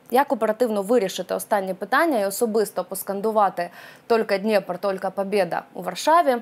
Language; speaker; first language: Ukrainian; native; Ukrainian